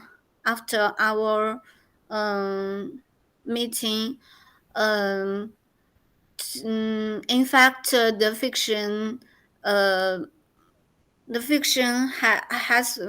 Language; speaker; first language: English; non-native, learner; Chinese